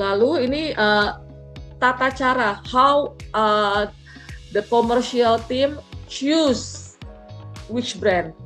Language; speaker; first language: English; non-native, fluent; Indonesian